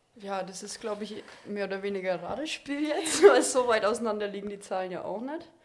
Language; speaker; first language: German; native; German